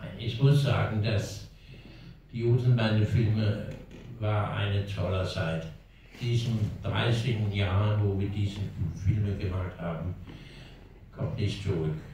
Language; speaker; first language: German; non-native, learner; Danish